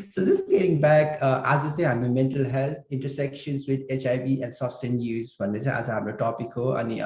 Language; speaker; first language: English; non-native, local second language; Nepali